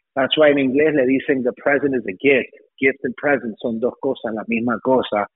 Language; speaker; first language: Spanish; early bilingual, heritage; Spanish